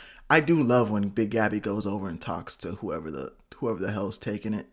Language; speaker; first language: English; native; English